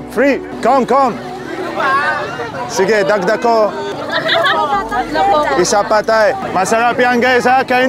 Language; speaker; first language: Filipino; non-native, learner; Arabic